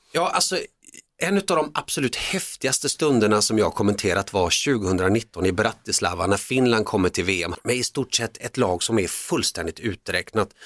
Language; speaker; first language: Swedish; early bilingual, other home language; Finnish